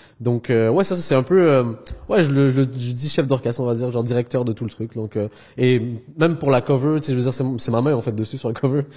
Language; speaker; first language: French; early bilingual, other home language; Arabic